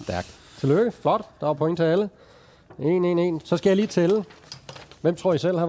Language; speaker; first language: Danish; native; Danish